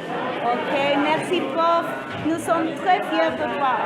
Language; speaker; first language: French; non-native, learner; Spanish